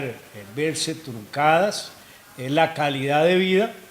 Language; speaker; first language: Spanish; native; Spanish